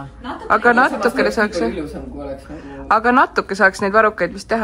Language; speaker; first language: Estonian; native; Estonian